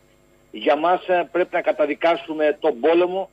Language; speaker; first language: Greek; native; Greek